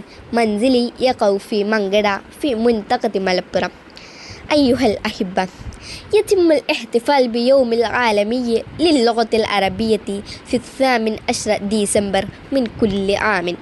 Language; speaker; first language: Arabic; non-native, learner; Malayalam